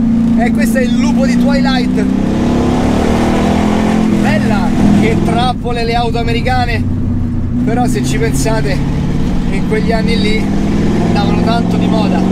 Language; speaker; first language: Italian; native; Italian